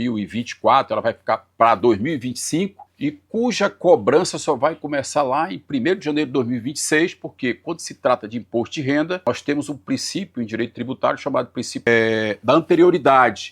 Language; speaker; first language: Portuguese; native; Portuguese